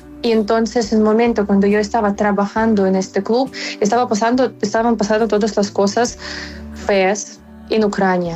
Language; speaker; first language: Spanish; non-native, fluent; Ukrainian